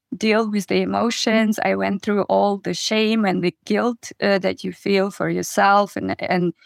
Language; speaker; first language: English; non-native, fluent; Russian